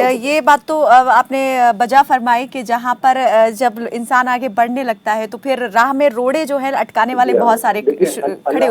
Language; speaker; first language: Hindi; native; Hindi